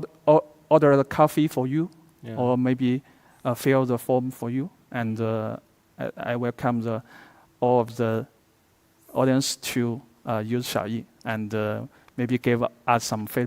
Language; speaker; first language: English; non-native, fluent; Chinese